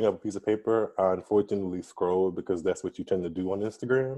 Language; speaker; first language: English; native; English